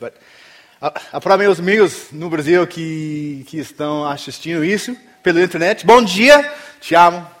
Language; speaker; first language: Portuguese; non-native, learner; English